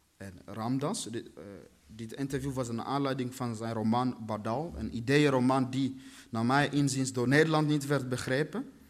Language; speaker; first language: Dutch; early bilingual, other home language; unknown